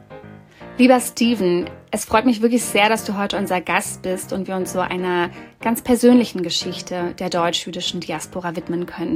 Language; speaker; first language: German; native; German